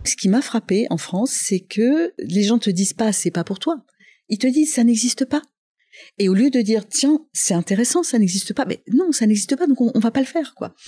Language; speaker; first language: French; non-native, local second language; Arabic